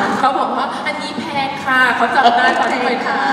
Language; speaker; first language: Thai; native; Thai